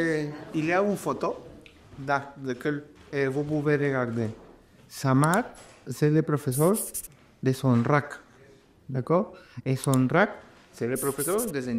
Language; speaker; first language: French; non-native, learner; Spanish